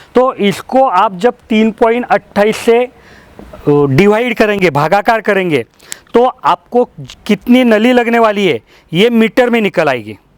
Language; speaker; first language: Hindi; non-native, local second language; Marathi